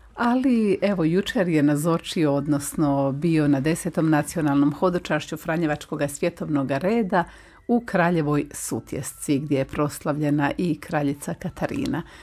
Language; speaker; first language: Croatian; native; Croatian